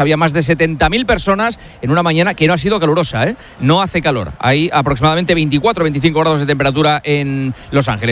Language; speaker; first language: Spanish; native; Spanish